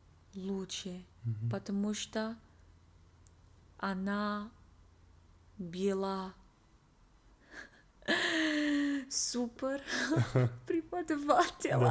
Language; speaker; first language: Russian; non-native, learner; English